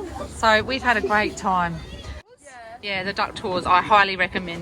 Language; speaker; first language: English; native; English